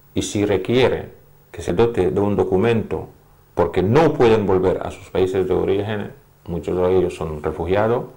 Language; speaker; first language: Spanish; non-native, fluent; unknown